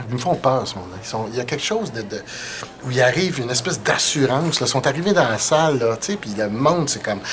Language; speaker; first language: French; native; French